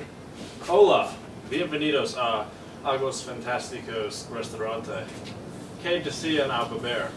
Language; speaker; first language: Spanish; non-native, learner; English